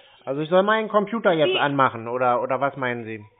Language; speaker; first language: German; native; German